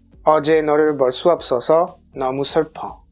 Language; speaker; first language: Korean; non-native, fluent; French